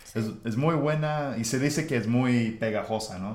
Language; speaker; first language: Spanish; non-native, fluent; English